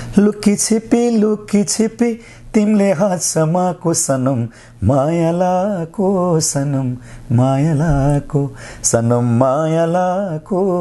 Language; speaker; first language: Nepali; native; Nepali